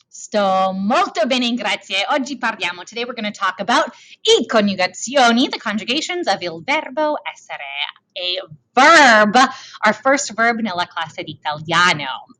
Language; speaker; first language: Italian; non-native, fluent; English